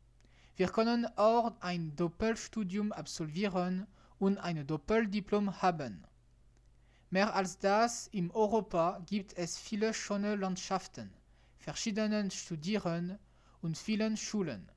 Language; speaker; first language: German; non-native, learner; French